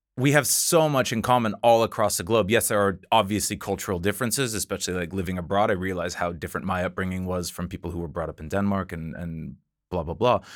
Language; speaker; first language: English; native; English